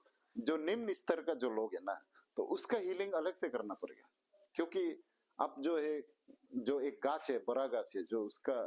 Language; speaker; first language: Hindi; non-native, local second language; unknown